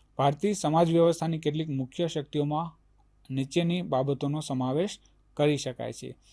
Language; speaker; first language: Gujarati; native; Gujarati